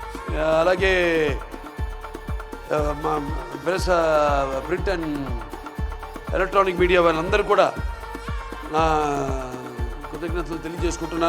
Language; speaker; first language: Telugu; native; Telugu